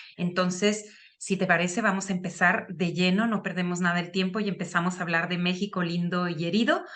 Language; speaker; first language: Spanish; native; Spanish